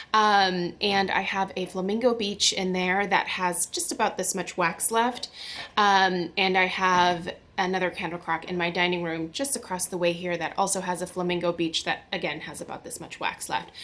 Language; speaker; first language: English; native; English